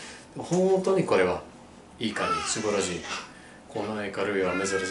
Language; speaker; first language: Japanese; non-native, learner; English